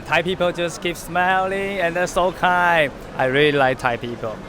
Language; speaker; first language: English; non-native, learner; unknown